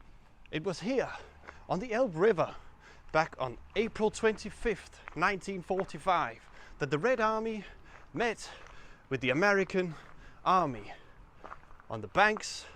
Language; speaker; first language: English; non-native, fluent; Danish